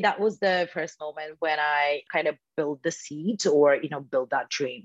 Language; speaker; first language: English; non-native, fluent; Bulgarian